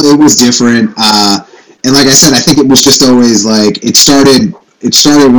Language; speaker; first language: English; native; English